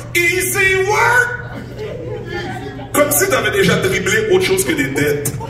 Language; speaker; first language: French; native; French